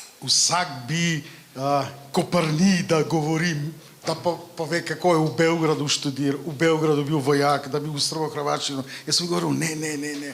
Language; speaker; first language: Slovenian; non-native, fluent; Macedonian